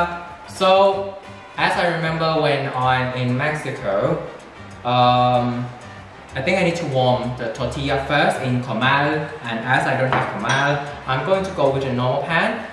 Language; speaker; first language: English; non-native, fluent; Thai